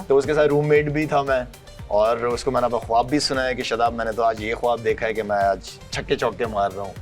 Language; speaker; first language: Urdu; non-native, local second language; Pashto